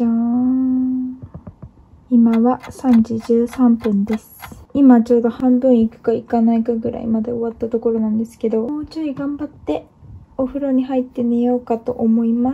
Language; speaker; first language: Japanese; native; Japanese